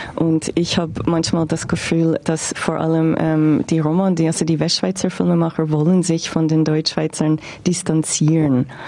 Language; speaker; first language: German; non-native, fluent; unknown